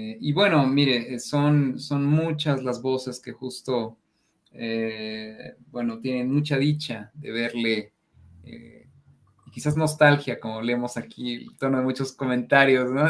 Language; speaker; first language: Spanish; native; Spanish